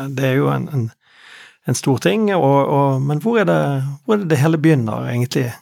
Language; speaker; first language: Norwegian; native; Norwegian